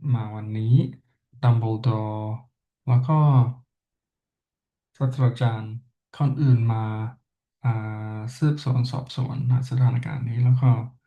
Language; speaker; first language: Thai; non-native, learner; English